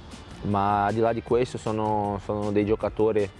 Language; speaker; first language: Italian; non-native, fluent; Portuguese